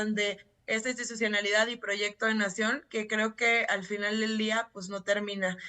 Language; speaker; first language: Spanish; native; Spanish